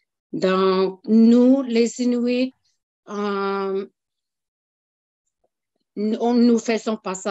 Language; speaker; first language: French; non-native, local second language; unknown